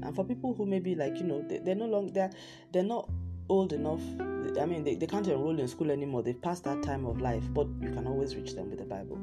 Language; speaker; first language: English; non-native, local second language; Yoruba